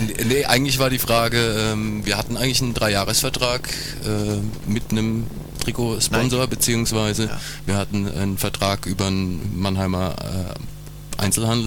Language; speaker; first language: German; native; German